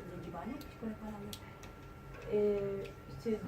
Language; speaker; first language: French; non-native, learner; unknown